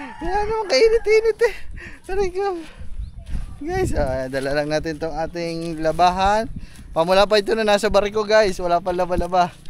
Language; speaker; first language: Filipino; native; Filipino